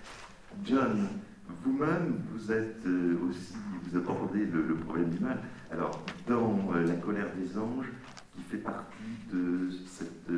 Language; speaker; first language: French; native; French